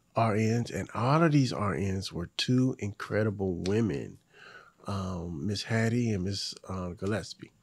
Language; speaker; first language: English; native; English